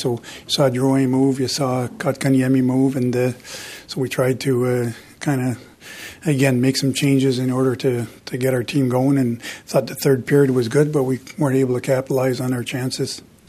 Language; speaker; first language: English; non-native, fluent; French